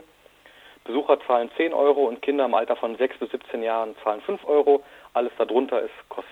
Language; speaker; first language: German; native; German